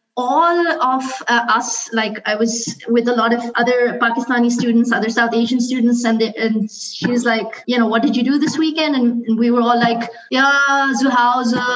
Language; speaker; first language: English; non-native, local second language; Urdu